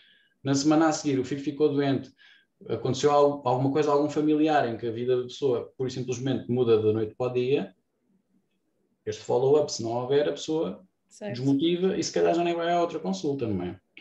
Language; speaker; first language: Portuguese; native; Portuguese